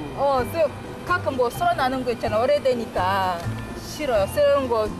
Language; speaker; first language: Korean; non-native, learner; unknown